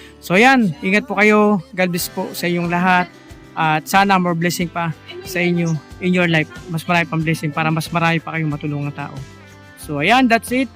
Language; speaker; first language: Filipino; non-native, local second language; Cebuano